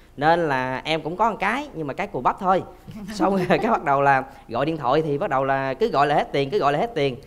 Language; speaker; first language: Vietnamese; native; Vietnamese